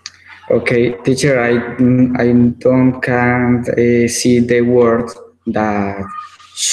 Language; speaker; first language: English; non-native, learner; Spanish